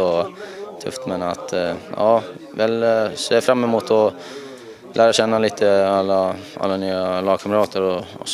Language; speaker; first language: Swedish; non-native, fluent; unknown